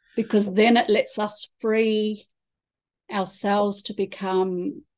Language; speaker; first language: English; native; English